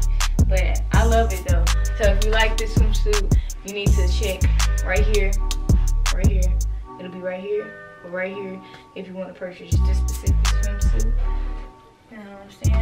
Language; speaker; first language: English; native; English